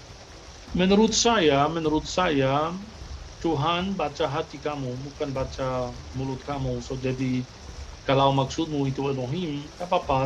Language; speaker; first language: Indonesian; non-native, fluent; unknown